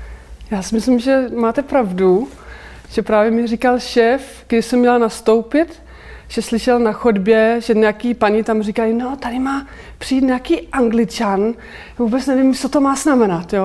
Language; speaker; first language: Czech; non-native, fluent; Danish